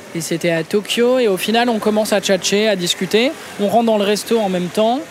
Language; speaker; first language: French; native; French